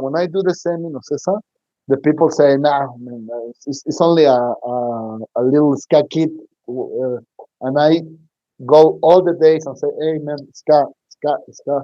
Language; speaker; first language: English; non-native, learner; Spanish